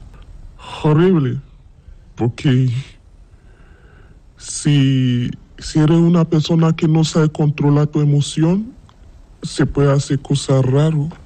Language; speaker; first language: Spanish; non-native, learner; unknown